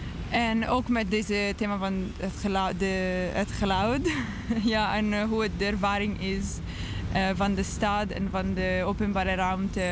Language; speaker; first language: Dutch; non-native, learner; English